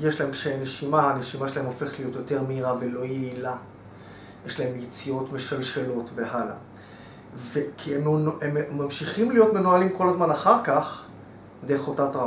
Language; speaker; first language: Hebrew; native; Hebrew